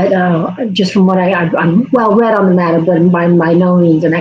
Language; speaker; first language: English; native; English